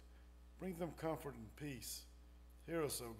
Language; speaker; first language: English; native; English